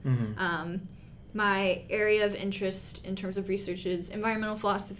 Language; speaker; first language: English; native; English